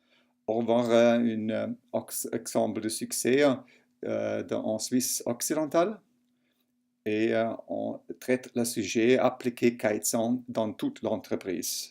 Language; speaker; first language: French; non-native, fluent; German